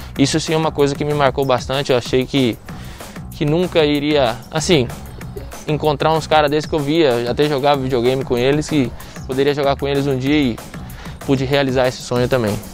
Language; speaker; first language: Portuguese; early bilingual, other home language; Spanish